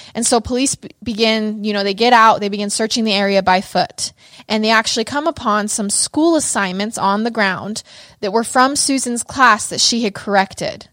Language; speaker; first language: English; native; English